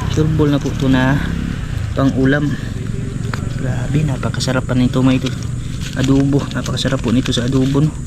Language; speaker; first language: Filipino; non-native, local second language; Cebuano